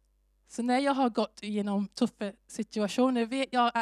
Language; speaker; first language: Swedish; non-native, fluent; English